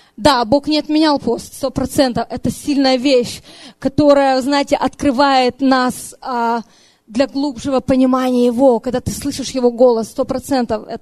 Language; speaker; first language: Russian; early bilingual, heritage; Russian